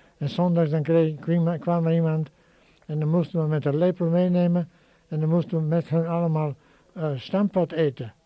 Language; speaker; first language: Dutch; early bilingual, other home language; German